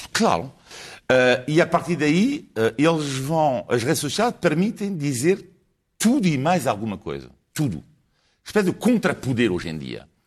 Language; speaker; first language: Portuguese; non-native, fluent; French